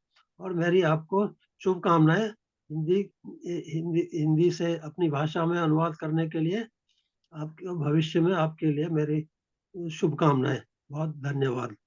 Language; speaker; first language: Hindi; native; Hindi